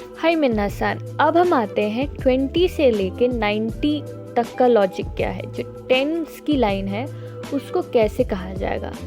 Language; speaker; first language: Hindi; native; Hindi